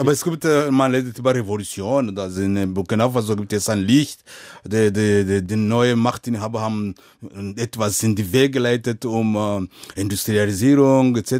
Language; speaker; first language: German; non-native, fluent; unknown